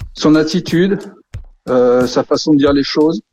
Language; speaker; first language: French; native; French